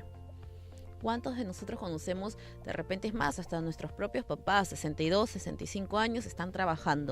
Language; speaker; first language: Spanish; native; Spanish